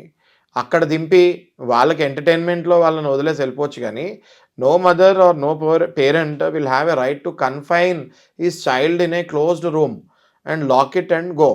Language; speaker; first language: Telugu; native; Telugu